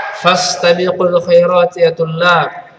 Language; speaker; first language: Arabic; non-native, fluent; Indonesian